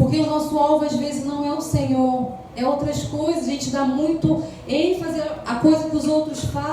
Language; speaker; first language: Portuguese; native; Portuguese